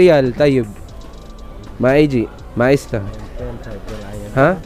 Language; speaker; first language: Arabic; non-native, learner; Filipino